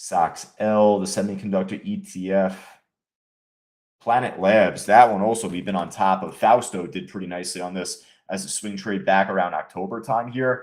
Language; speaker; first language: English; native; English